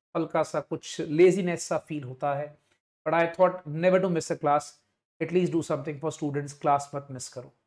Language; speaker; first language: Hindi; non-native, local second language; Punjabi